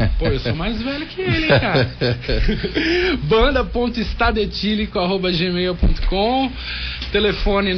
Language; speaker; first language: Portuguese; native; Portuguese